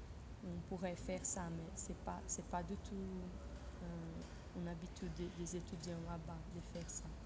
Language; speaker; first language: French; non-native, fluent; Portuguese